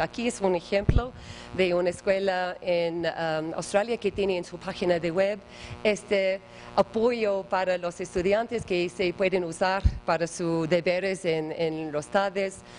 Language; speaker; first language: Spanish; non-native, learner; English